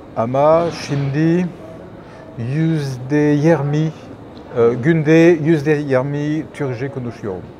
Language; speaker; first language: Turkish; non-native, learner; French